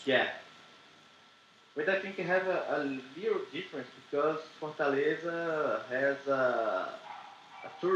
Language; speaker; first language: English; non-native, learner; Portuguese